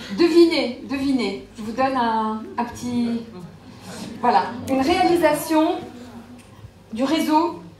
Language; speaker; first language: French; non-native, local second language; Arabic